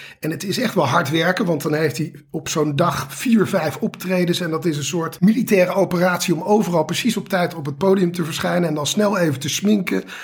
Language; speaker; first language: Dutch; native; Dutch